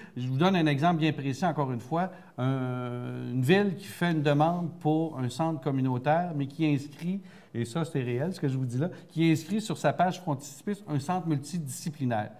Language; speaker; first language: French; native; French